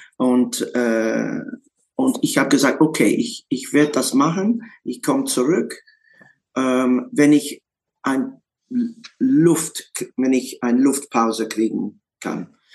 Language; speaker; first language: German; non-native, learner; English